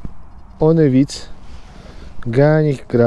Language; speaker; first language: German; non-native, learner; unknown